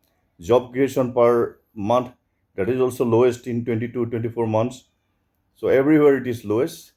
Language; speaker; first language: English; non-native, local second language; Assamese